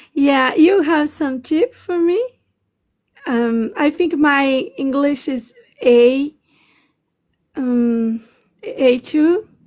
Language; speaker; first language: English; non-native, learner; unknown